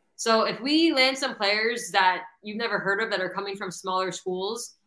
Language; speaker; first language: English; native; English